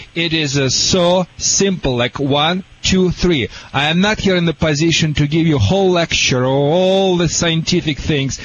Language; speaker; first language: English; non-native, fluent; Russian